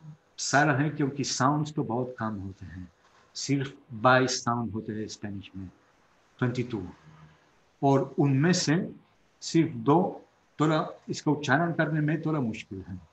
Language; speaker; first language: Hindi; non-native, fluent; Spanish